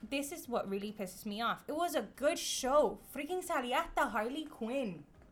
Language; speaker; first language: English; non-native, local second language; Spanish